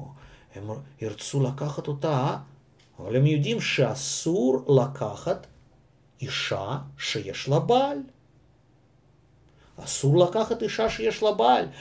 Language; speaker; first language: Hebrew; non-native, fluent; Russian